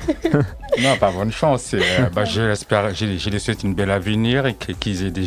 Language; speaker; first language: French; native; French